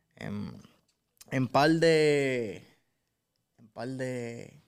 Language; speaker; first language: Spanish; native; Spanish